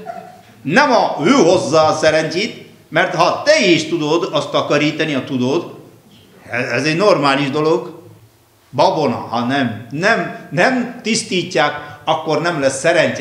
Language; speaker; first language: Hungarian; non-native, fluent; Malayalam